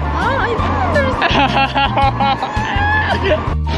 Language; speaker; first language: English; non-native, learner; Arabic